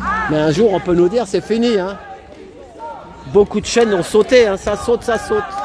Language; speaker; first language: French; native; French